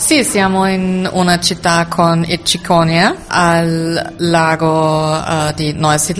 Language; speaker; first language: Italian; non-native, learner; German